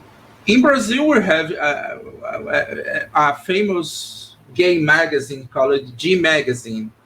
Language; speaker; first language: English; non-native, learner; Portuguese